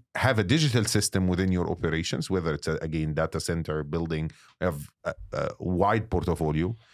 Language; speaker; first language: English; non-native, fluent; Arabic